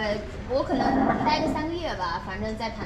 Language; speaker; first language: Chinese; native; Chinese